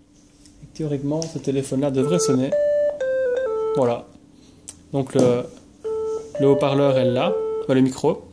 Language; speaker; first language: French; native; French